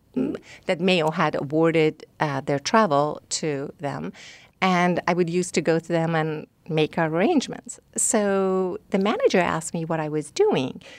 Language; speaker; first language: English; non-native, fluent; Persian